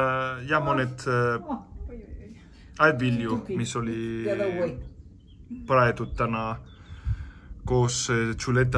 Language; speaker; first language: Estonian; non-native, learner; Spanish